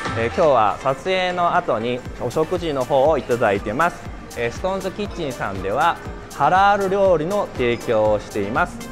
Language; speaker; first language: Japanese; native; Japanese